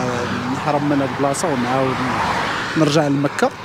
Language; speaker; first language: Arabic; native; Arabic